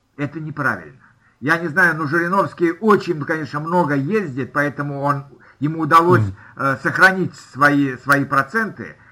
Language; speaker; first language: Russian; native; Russian